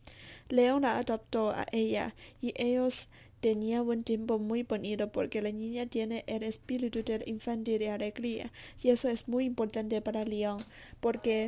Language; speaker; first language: Spanish; non-native, learner; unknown